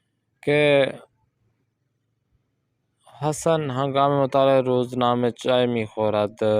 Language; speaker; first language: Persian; non-native, fluent; Urdu